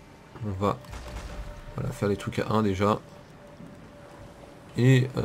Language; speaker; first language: French; native; French